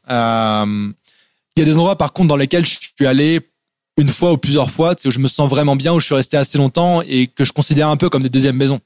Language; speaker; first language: French; native; French